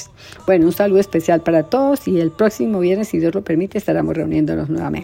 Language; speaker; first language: Spanish; native; Spanish